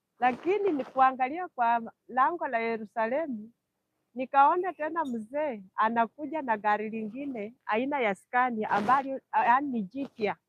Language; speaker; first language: Swahili; non-native, local second language; Luyia